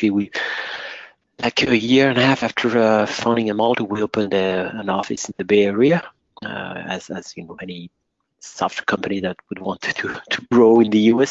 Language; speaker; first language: English; non-native, fluent; French